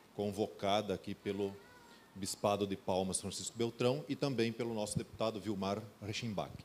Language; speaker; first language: Portuguese; native; Portuguese